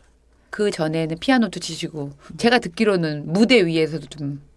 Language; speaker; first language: Korean; native; Korean